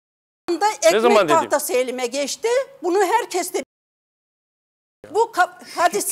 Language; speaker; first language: Turkish; native; Turkish